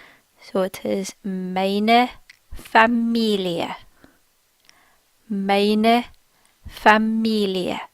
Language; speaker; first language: German; non-native, fluent; English